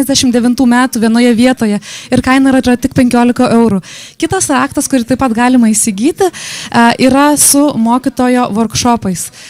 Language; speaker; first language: Lithuanian; native; Lithuanian